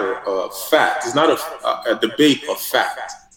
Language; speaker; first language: English; non-native, local second language; Yoruba